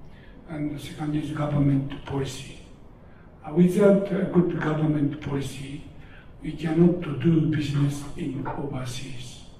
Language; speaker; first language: English; non-native, learner; Japanese